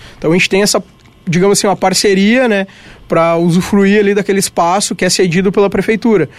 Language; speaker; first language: Portuguese; native; Portuguese